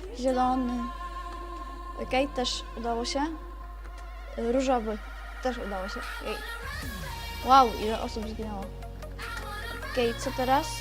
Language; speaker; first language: Polish; native; Polish